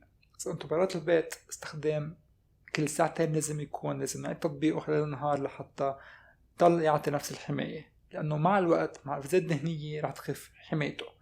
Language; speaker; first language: Arabic; native; Arabic